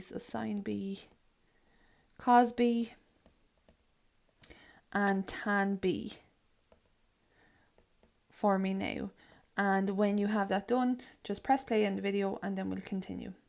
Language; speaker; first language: English; native; English